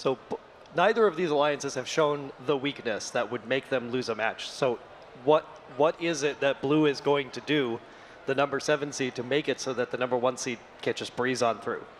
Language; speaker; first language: English; native; English